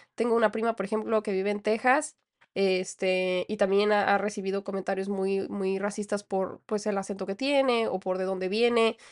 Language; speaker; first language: Spanish; native; Spanish